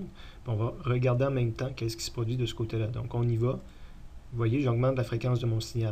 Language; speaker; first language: French; native; French